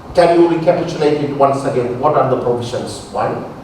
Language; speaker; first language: English; non-native, local second language; Malayalam